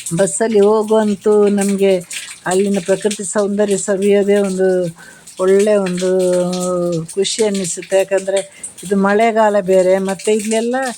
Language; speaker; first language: Kannada; native; Kannada